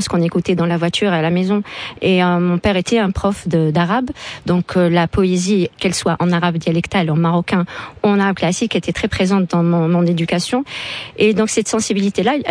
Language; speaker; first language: French; non-native, local second language; Arabic